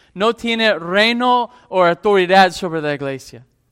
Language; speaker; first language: Spanish; non-native, fluent; English